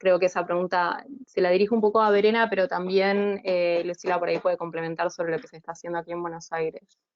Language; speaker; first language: Spanish; native; Spanish